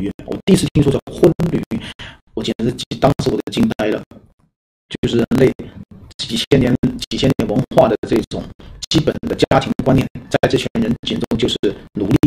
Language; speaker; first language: Chinese; native; Chinese